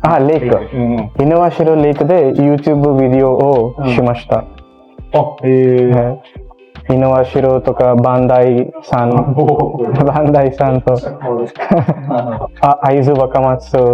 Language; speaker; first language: Japanese; non-native, learner; Telugu